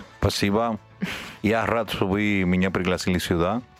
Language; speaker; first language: Russian; non-native, fluent; Spanish